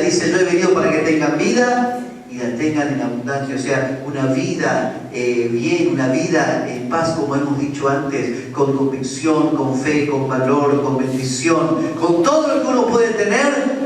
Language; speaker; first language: Spanish; native; Spanish